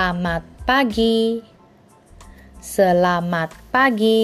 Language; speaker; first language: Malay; non-native, fluent; Chinese